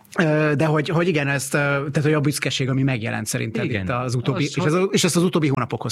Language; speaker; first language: Hungarian; native; Hungarian